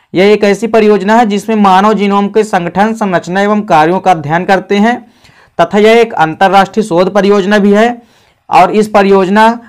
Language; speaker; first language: Hindi; native; Hindi